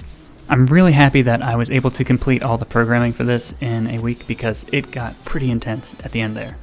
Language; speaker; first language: English; native; English